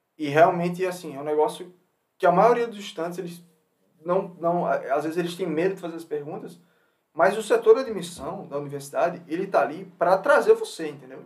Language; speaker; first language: Portuguese; native; Portuguese